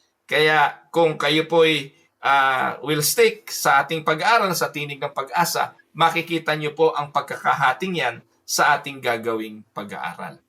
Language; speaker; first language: Filipino; native; Filipino